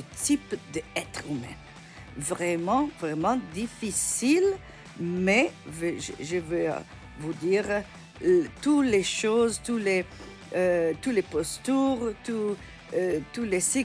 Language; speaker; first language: French; non-native, learner; Italian